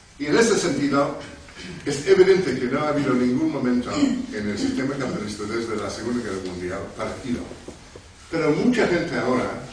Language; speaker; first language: Spanish; non-native, fluent; English